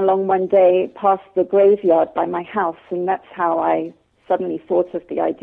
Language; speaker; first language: English; native; English